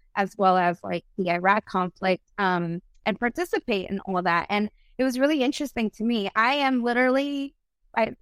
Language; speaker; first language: English; early bilingual, other home language; Spanish